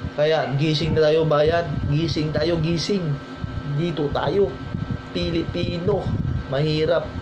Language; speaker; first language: Filipino; non-native, local second language; Cebuano